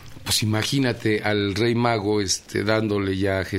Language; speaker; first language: Spanish; native; Spanish